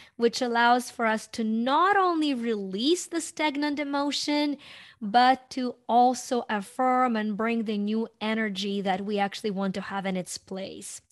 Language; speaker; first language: English; non-native, fluent; Ukrainian